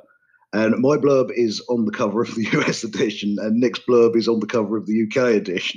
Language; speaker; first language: English; native; English